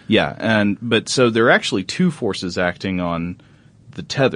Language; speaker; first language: English; native; English